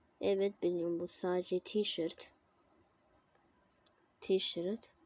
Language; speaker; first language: Turkish; non-native, learner; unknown